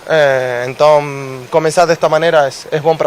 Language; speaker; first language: Portuguese; non-native, fluent; Spanish